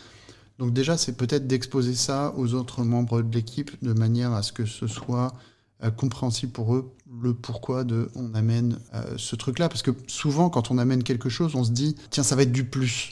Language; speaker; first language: French; native; French